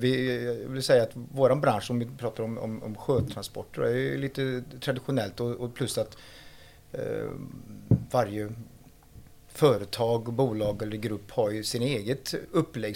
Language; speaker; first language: Swedish; non-native, fluent; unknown